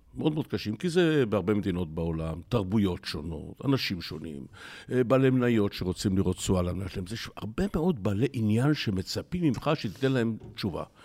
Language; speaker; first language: Hebrew; native; Hebrew